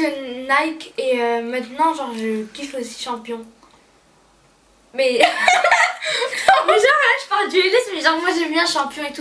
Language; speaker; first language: French; native; French